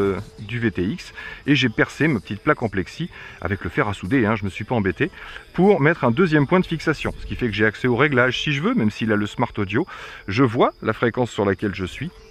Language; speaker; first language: French; native; French